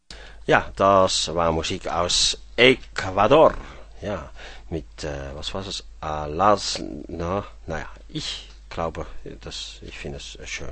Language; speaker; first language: German; non-native, fluent; Dutch